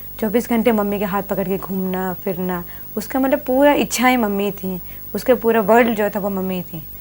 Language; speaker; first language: Hindi; non-native, local second language; Malayalam